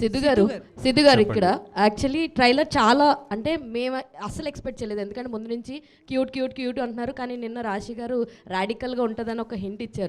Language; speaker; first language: Telugu; native; Telugu